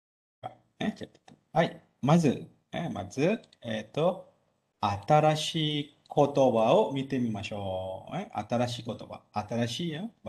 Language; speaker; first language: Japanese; non-native, fluent; Malay